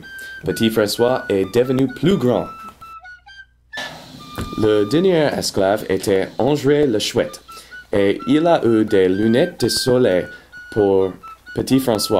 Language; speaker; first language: French; non-native, learner; English